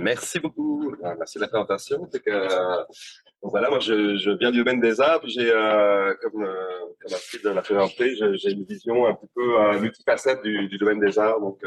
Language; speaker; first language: French; native; French